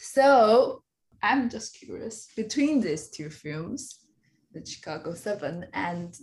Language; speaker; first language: English; non-native, fluent; Chinese